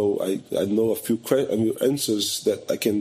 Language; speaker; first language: English; non-native, fluent; Portuguese